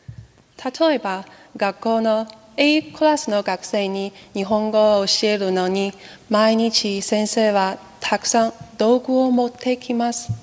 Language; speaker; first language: Japanese; non-native, fluent; Chinese